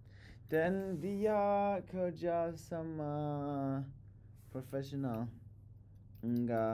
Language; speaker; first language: Indonesian; non-native, learner; English